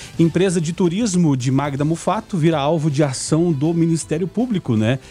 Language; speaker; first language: Portuguese; native; Portuguese